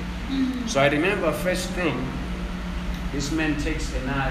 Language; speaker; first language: English; non-native, local second language; Zulu